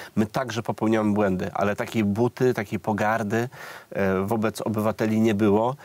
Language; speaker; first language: Polish; native; Polish